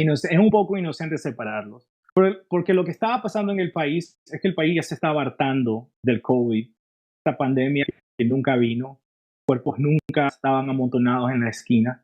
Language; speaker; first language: Spanish; early bilingual, heritage; Spanish